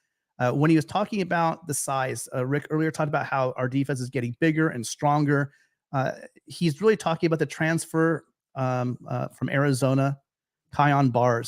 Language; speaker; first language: English; native; English